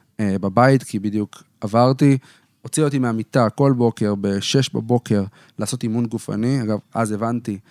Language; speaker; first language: Hebrew; native; Hebrew